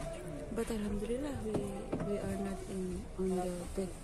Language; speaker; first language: English; non-native, learner; Indonesian